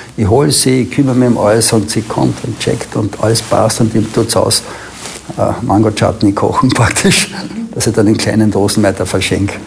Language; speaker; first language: German; native; German